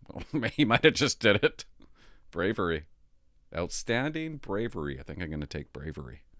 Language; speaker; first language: English; native; English